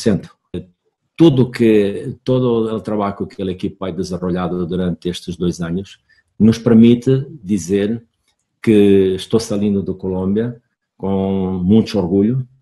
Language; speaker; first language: Spanish; non-native, fluent; Portuguese